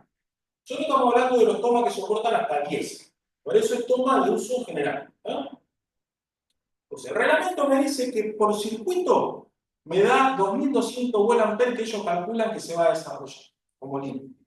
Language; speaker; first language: Spanish; native; Spanish